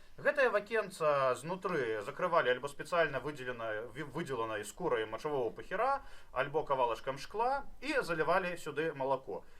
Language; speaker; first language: Belarusian; native; Belarusian